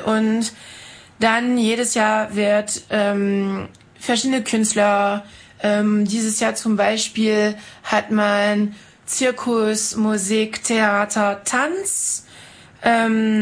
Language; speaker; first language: German; non-native, fluent; French